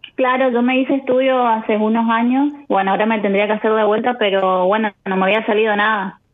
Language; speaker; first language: Spanish; native; Spanish